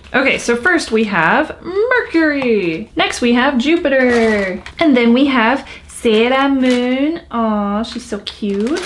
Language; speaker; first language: English; native; English